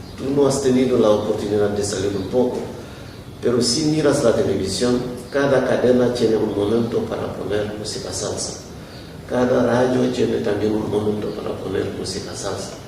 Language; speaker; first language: Spanish; non-native, fluent; Wolof